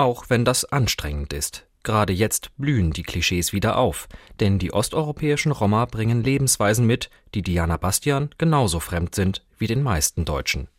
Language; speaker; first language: German; native; German